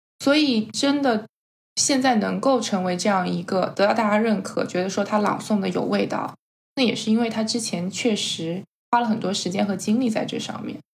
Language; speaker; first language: Chinese; native; Chinese